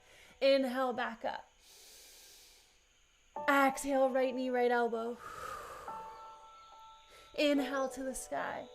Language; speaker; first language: English; native; English